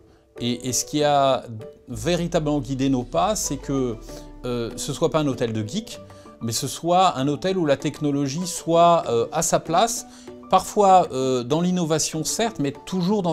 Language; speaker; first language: French; native; French